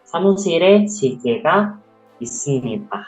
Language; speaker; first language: Korean; non-native, local second language; Indonesian